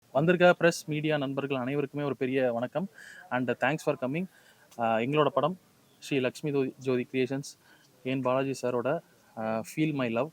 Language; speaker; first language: Tamil; native; Tamil